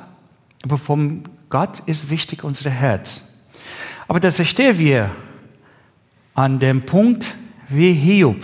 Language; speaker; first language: German; non-native, learner; Persian